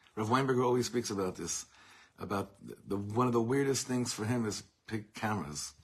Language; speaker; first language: English; native; English